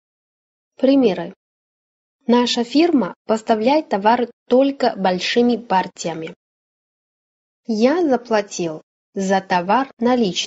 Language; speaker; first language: Russian; non-native, fluent; Chinese